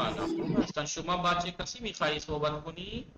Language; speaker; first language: Persian; non-native, fluent; Urdu